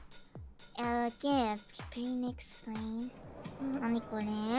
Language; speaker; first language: Japanese; non-native, learner; Indonesian